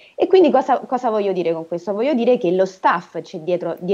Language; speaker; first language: Italian; native; Italian